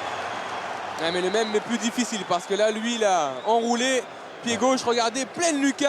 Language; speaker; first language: French; native; French